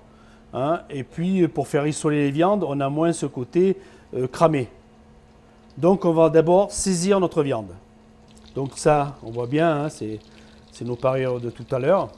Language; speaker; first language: French; native; French